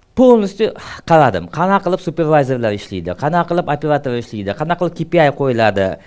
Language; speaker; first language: Uzbek; native; Uzbek